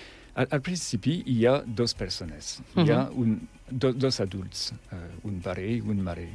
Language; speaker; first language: Catalan; non-native, learner; French